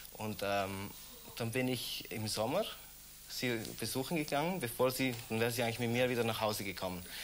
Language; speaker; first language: German; native; German